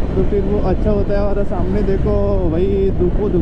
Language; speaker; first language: Hindi; non-native, local second language; Marathi